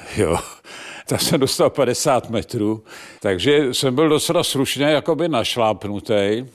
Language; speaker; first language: Czech; native; Czech